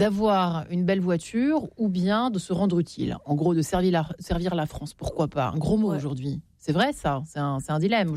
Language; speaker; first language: French; native; French